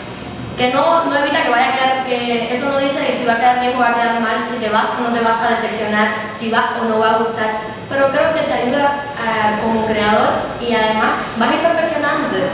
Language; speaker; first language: Spanish; native; Spanish